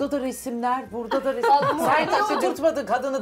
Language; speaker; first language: Turkish; native; Turkish